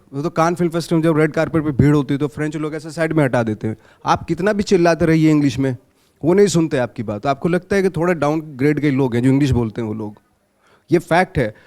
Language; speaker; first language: Hindi; native; Hindi